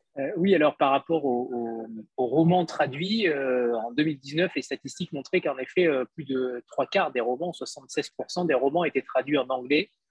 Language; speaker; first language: French; native; French